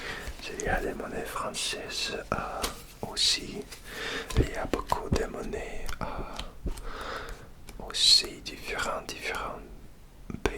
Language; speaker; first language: French; non-native, learner; Russian